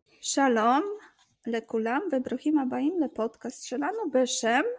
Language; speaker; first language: Hebrew; non-native, fluent; Russian